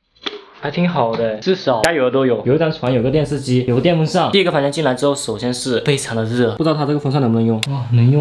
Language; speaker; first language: Chinese; native; Chinese